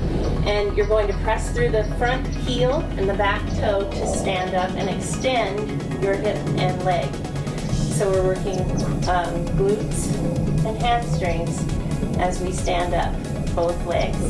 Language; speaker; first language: English; native; English